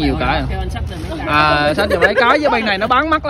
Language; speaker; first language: Vietnamese; native; Vietnamese